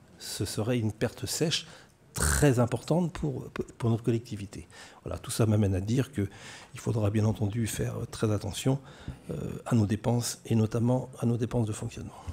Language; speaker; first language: French; native; French